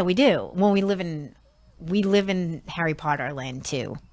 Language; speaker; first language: English; native; English